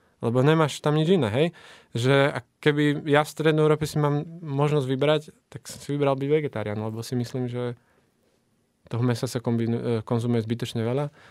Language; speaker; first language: Slovak; native; Slovak